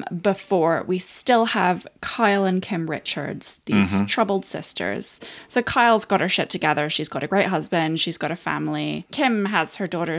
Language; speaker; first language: English; native; English